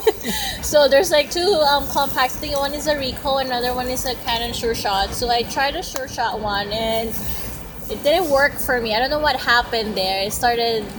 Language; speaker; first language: English; non-native, local second language; Filipino